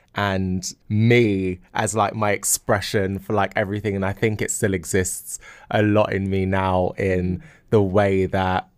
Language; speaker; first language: English; native; English